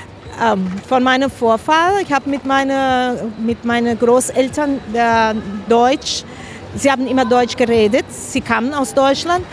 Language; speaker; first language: German; non-native, fluent; Spanish